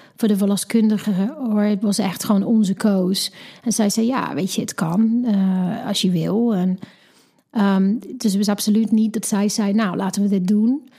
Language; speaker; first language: Dutch; non-native, fluent; English